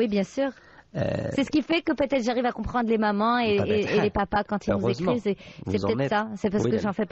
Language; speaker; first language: French; non-native, local second language; Arabic